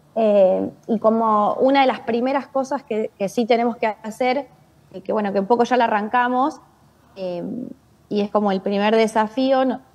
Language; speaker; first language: Spanish; native; Spanish